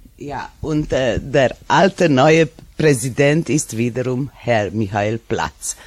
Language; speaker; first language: German; non-native, fluent; Serbian